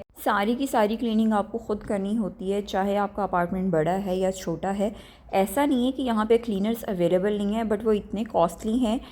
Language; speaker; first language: Urdu; native; Urdu